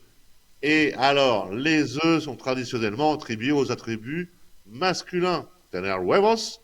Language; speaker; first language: French; native; French